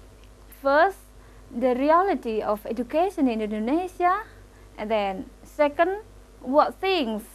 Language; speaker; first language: English; non-native, local second language; Indonesian